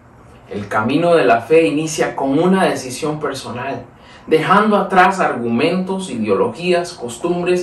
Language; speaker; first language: Spanish; native; Spanish